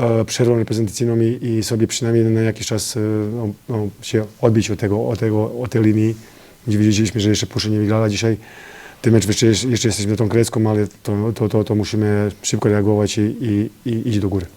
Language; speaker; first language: Polish; non-native, fluent; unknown